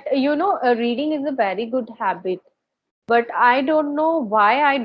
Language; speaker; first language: English; non-native, learner; Hindi